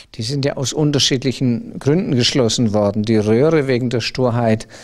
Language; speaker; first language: German; native; German